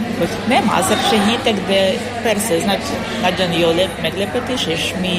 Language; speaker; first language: Hungarian; non-native, learner; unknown